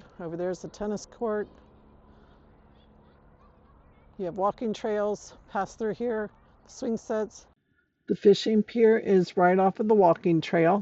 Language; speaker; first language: English; native; English